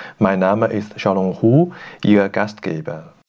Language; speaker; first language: German; non-native, fluent; Chinese